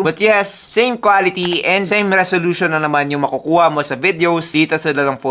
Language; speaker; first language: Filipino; native; Filipino